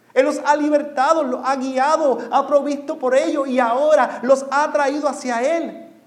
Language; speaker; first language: Spanish; non-native, fluent; English